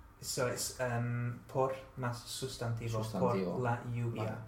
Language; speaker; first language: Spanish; non-native, fluent; English